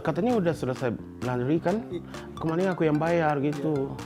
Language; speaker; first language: Indonesian; non-native, learner; Japanese